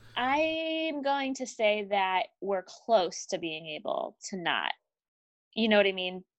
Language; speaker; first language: English; native; English